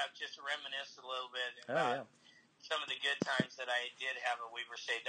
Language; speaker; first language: English; native; English